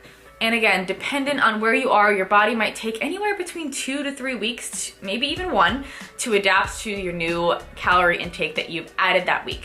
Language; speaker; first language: English; native; English